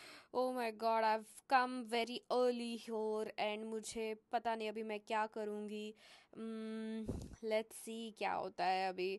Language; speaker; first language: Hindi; non-native, local second language; Marathi